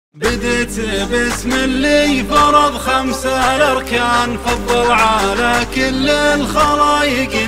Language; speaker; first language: Arabic; native; Arabic